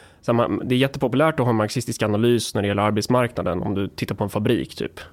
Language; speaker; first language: Swedish; native; Swedish